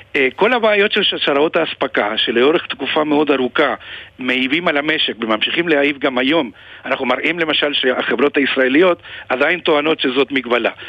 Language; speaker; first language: Hebrew; non-native, fluent; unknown